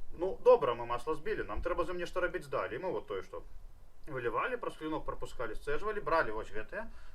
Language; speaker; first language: Belarusian; native; Belarusian